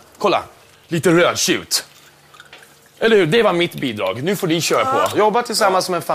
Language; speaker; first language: Swedish; native; Swedish